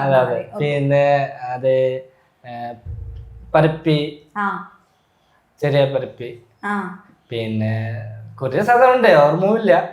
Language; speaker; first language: Malayalam; non-native, local second language; Bangla